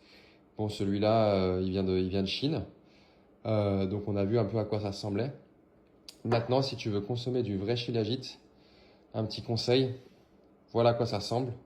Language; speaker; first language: French; native; French